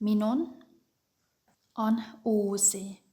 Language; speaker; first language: Finnish; non-native, fluent; German